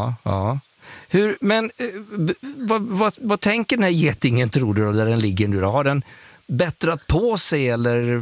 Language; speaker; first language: Swedish; native; Swedish